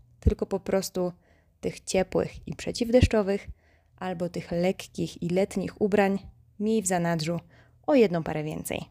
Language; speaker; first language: Polish; native; Polish